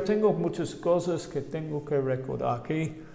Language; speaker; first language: Spanish; non-native, fluent; English